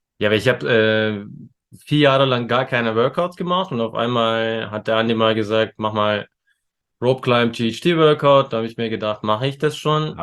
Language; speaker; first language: German; early bilingual, other home language; Turkish